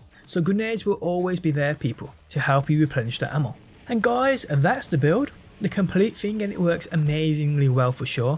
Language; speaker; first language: English; native; English